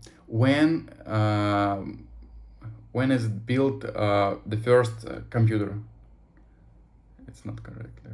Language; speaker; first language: English; non-native, learner; Russian